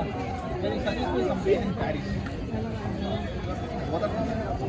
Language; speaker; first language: English; non-native, learner; Tamil